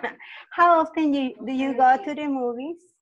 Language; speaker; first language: English; non-native, learner; Spanish